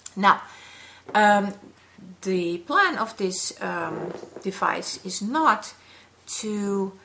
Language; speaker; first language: English; non-native, fluent; Dutch